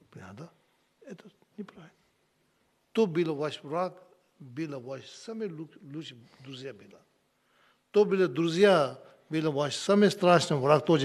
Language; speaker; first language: Russian; non-native, learner; Tibetan